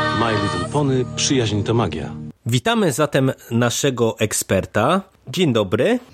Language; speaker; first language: Polish; native; Polish